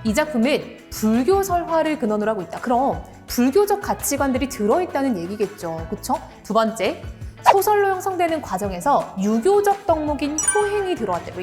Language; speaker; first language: Korean; native; Korean